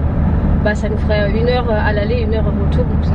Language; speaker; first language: French; native; French